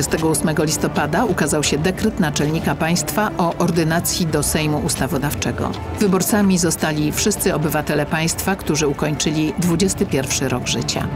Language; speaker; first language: Polish; native; Polish